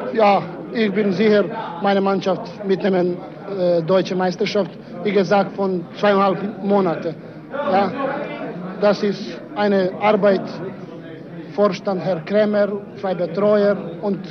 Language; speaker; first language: German; non-native, learner; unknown